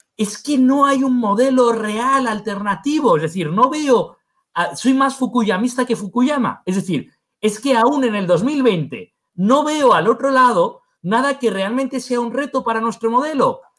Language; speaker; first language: Spanish; native; Spanish